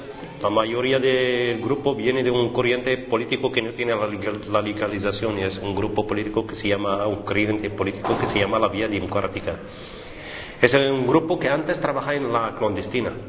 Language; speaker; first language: Spanish; non-native, fluent; Arabic